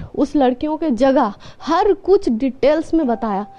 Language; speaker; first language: Hindi; non-native, local second language; Bangla